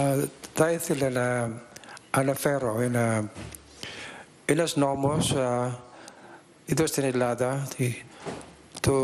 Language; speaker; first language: Greek; non-native, learner; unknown